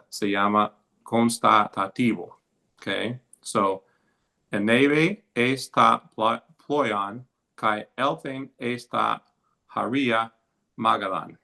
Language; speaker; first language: Spanish; non-native, fluent; English